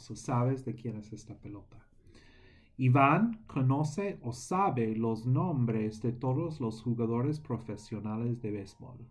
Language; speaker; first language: Spanish; non-native, fluent; English